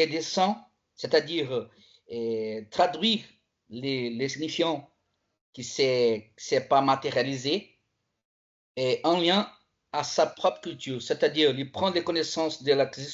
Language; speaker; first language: French; non-native, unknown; Portuguese